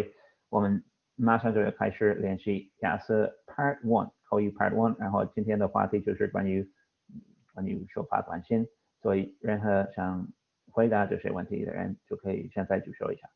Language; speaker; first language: Chinese; non-native, fluent; English